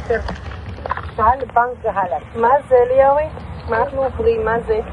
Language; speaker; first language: Hebrew; native; Hebrew